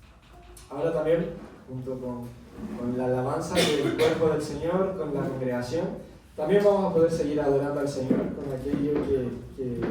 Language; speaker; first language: Spanish; native; Spanish